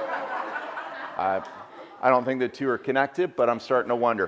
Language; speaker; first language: English; native; English